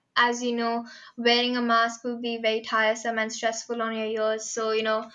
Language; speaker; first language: English; non-native, local second language; Hindi